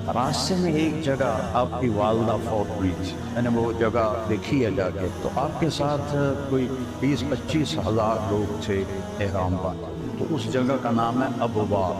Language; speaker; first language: Urdu; non-native, local second language; Punjabi